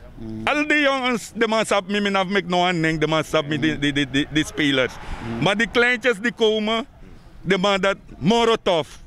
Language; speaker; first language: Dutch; native; Dutch